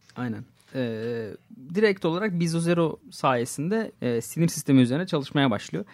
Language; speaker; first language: Turkish; native; Turkish